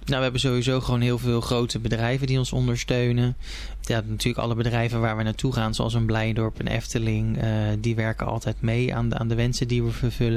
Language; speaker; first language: Dutch; native; Dutch